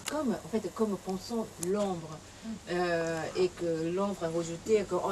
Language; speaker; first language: French; non-native, fluent; Japanese